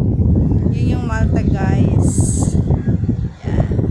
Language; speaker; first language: Filipino; native; Filipino